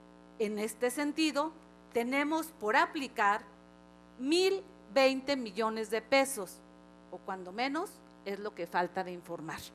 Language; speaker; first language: Spanish; native; Spanish